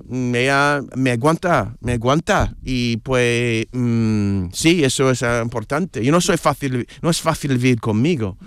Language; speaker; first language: Spanish; non-native, fluent; English